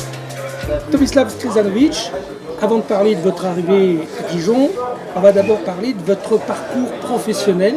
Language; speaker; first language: French; native; French